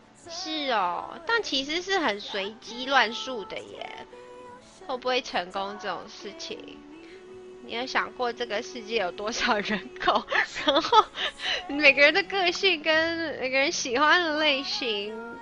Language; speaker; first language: Chinese; native; Chinese